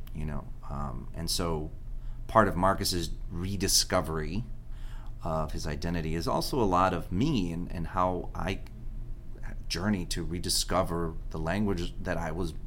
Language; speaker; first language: English; early bilingual, other home language; Spanish